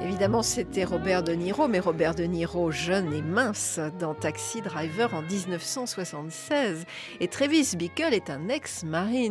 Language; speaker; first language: French; native; French